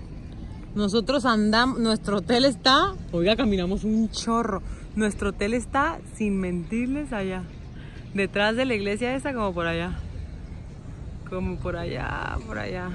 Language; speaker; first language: Spanish; native; Spanish